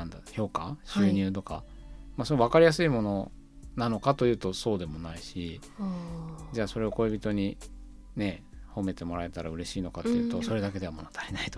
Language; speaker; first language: Japanese; native; Japanese